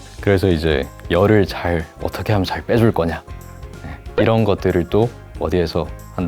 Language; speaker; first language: Korean; native; Korean